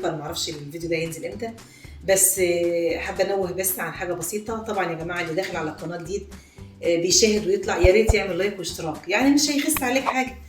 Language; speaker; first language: Arabic; native; Arabic